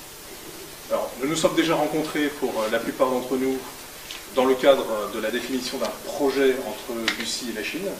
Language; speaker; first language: French; native; French